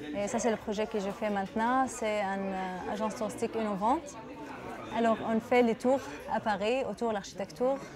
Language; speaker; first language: French; non-native, learner; Arabic